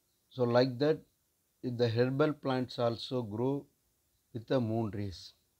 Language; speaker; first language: English; non-native, local second language; Tamil